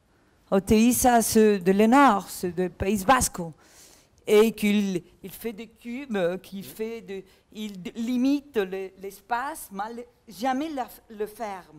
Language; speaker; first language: French; non-native, learner; Catalan